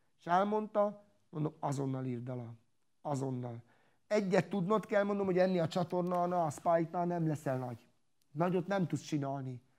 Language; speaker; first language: Hungarian; non-native, local second language; Romany